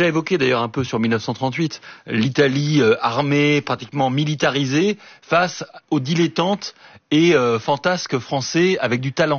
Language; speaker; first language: French; native; French